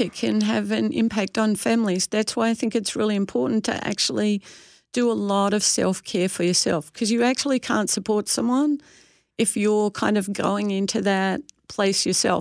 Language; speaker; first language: English; native; English